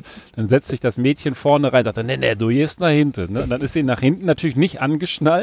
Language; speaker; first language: German; native; German